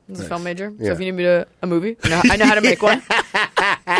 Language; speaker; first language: English; native; English